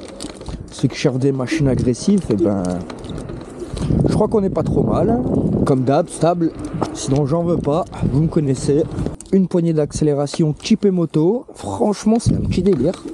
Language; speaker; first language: French; native; French